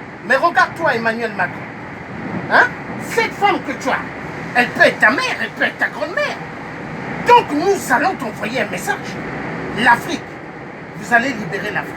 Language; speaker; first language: French; native; French